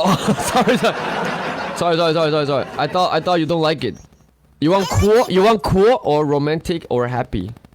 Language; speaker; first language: English; non-native, fluent; Chinese